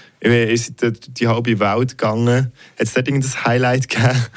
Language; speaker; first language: German; native; German